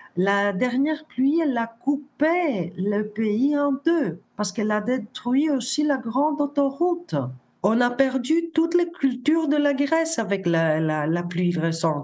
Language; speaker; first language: French; non-native, fluent; Greek